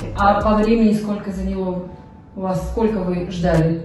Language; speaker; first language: Russian; native; Russian